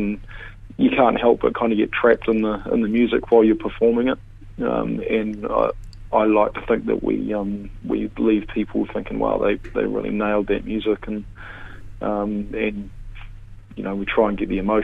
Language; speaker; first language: English; native; English